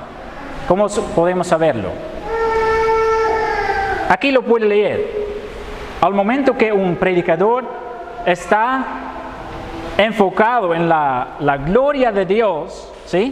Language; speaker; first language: Spanish; non-native, fluent; Dutch